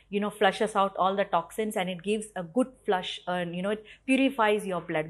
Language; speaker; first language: English; non-native, local second language; Malayalam